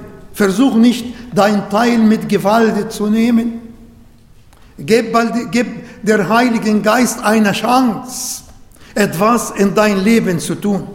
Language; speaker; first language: German; non-native, learner; Arabic